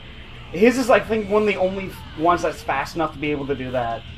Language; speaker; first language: English; native; English